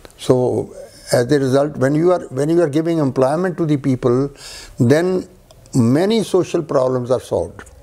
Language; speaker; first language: English; non-native, local second language; Punjabi